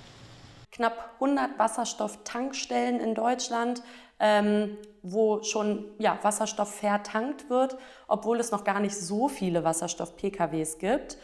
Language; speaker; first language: German; native; German